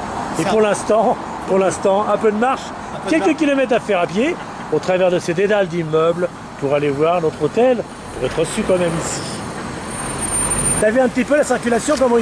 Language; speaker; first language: French; native; French